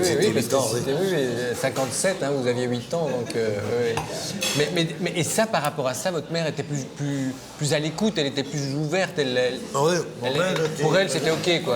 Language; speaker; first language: French; native; French